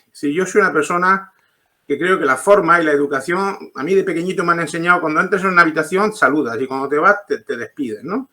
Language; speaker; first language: Spanish; early bilingual, heritage; Spanish